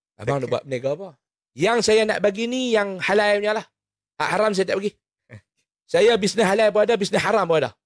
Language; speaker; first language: Malay; native; Malay